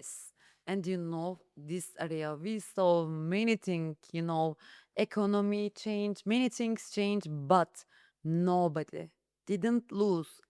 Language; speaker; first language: English; non-native, learner; Turkish